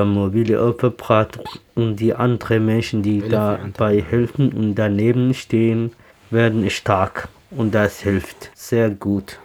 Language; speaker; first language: German; non-native, learner; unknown